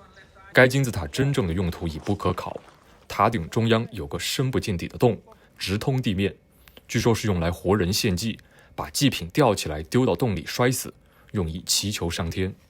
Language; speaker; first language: Chinese; native; Chinese